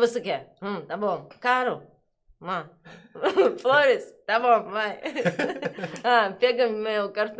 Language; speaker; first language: Portuguese; non-native, learner; Russian